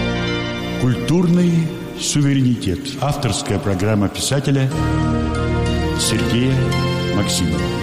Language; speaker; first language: Russian; native; Russian